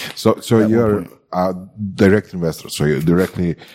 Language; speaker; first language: English; non-native, fluent; Croatian